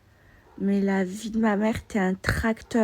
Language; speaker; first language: French; native; French